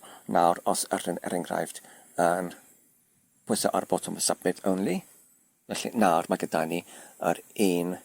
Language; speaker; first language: Welsh; non-native, learner; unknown